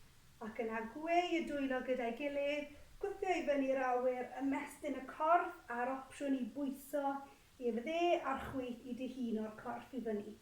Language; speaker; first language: Welsh; native; Welsh